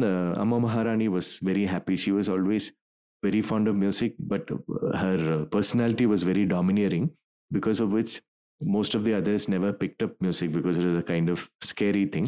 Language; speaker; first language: English; non-native, local second language; Malayalam